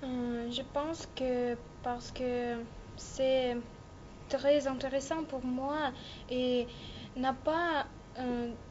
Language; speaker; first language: French; non-native, learner; Russian